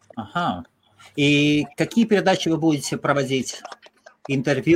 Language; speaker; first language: Russian; non-native, local second language; Latvian